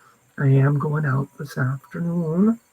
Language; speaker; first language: English; native; English